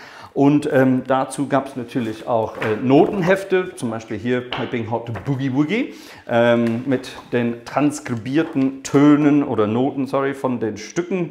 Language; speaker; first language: German; non-native, fluent; English